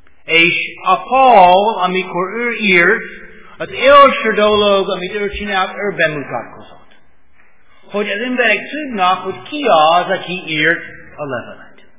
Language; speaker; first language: Hungarian; non-native, fluent; English